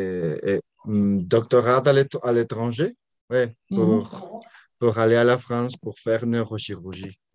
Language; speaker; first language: French; non-native, learner; Spanish